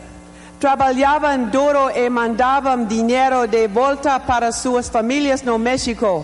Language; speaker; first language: Portuguese; non-native, learner; English